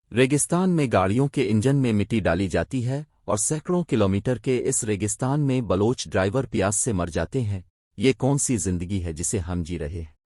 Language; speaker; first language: Urdu; non-native, local second language; Baluchi